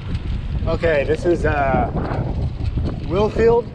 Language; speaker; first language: English; native; English